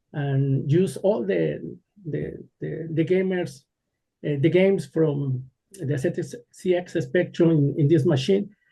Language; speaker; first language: English; non-native, learner; Spanish